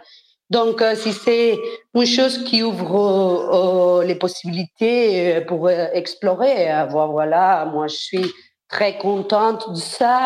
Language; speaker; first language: French; non-native, fluent; Spanish